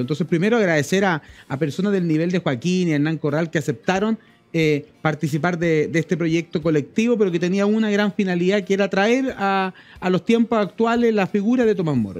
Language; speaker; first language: Spanish; native; Spanish